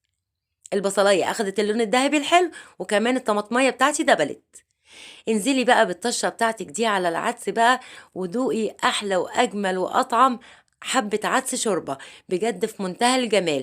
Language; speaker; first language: Arabic; native; Arabic